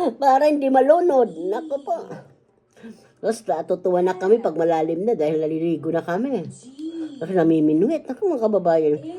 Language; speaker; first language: Filipino; non-native, local second language; Waray